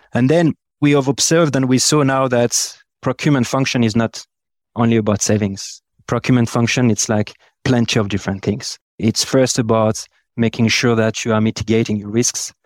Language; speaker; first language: English; non-native, fluent; French